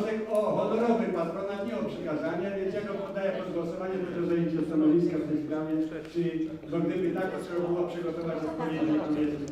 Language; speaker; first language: Polish; native; Polish